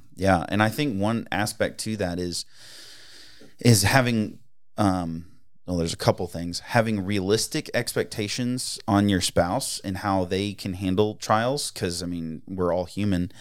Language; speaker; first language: English; native; English